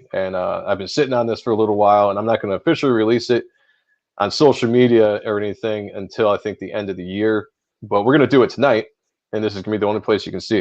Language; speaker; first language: English; native; English